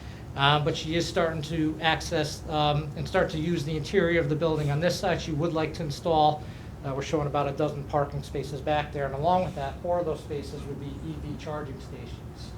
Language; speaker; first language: English; native; English